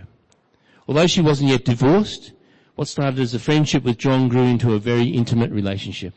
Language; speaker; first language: English; native; English